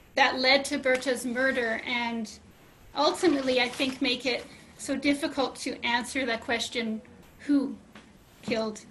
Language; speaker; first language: English; native; English